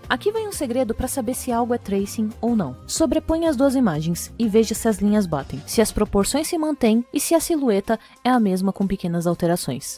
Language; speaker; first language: Portuguese; native; Portuguese